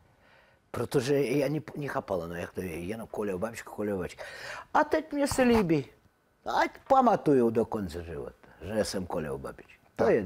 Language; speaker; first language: Czech; non-native, learner; Russian